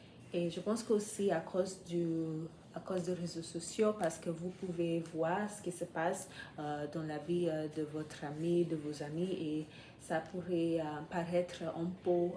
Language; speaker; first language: French; non-native, learner; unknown